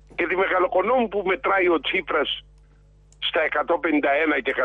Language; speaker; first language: Greek; native; Greek